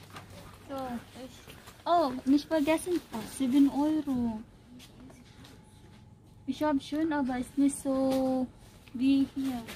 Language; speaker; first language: German; non-native, learner; Filipino